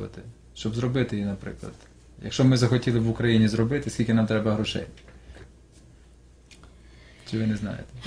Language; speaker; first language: Ukrainian; native; Ukrainian